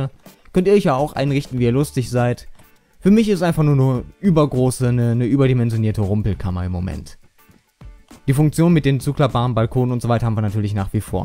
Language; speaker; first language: German; native; German